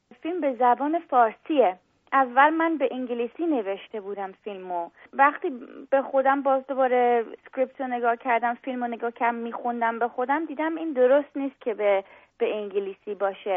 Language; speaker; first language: Persian; early bilingual, heritage; English